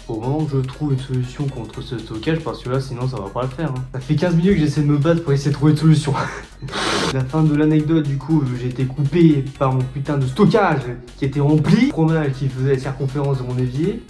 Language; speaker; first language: French; native; French